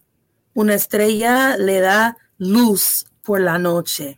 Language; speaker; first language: Spanish; non-native, fluent; English